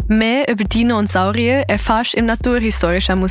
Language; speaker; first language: German; native; German